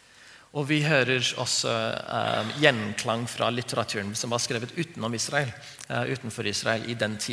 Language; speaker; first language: Norwegian; non-native, fluent; English